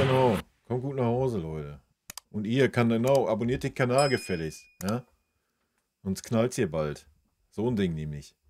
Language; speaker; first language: German; native; German